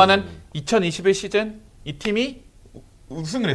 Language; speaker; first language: Korean; native; Korean